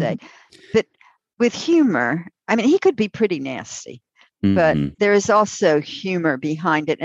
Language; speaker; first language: English; native; English